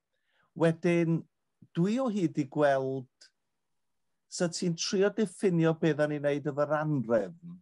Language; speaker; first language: Welsh; native; Welsh